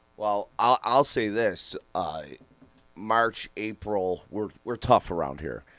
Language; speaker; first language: English; native; English